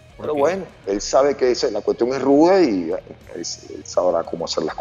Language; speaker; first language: Spanish; native; Spanish